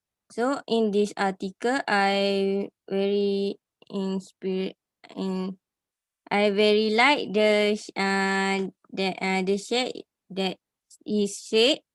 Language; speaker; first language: English; non-native, learner; Malay